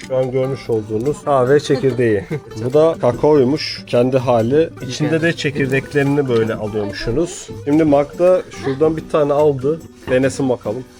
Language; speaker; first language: Turkish; native; Turkish